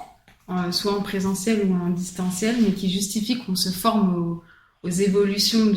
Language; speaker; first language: French; native; French